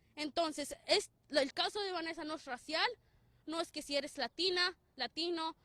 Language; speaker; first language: Spanish; early bilingual, heritage; Spanish